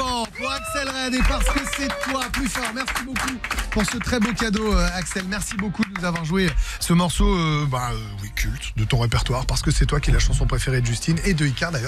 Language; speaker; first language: French; native; French